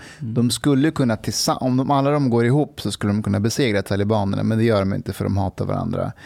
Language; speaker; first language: Swedish; early bilingual, other home language; Persian